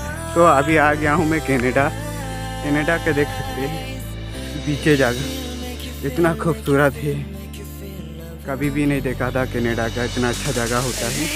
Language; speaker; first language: Hindi; non-native, local second language; Sadri